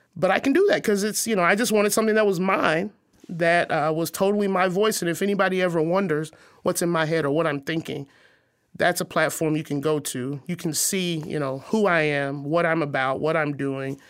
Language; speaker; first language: English; native; English